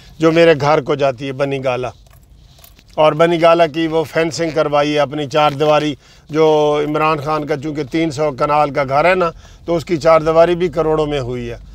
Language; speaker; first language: Urdu; non-native, local second language; Punjabi